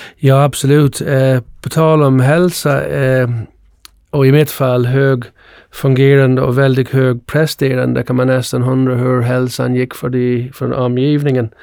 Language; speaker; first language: Swedish; non-native, fluent; English